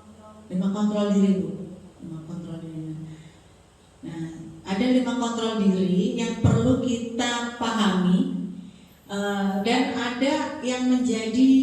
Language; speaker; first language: Indonesian; native; Indonesian